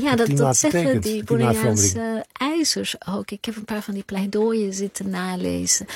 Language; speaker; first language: Dutch; native; Dutch